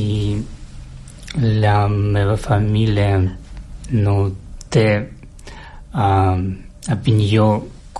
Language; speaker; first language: Catalan; non-native, learner; Russian